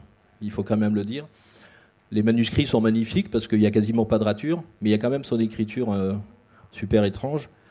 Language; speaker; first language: French; native; French